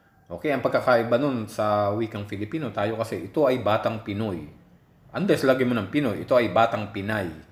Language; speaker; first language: Filipino; native; Filipino